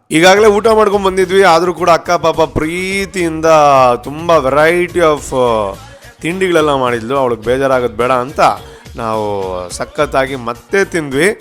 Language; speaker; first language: Kannada; non-native, local second language; Tulu